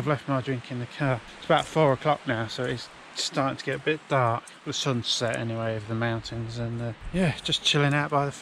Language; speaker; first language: English; native; English